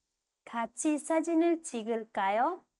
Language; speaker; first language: Korean; non-native, fluent; Spanish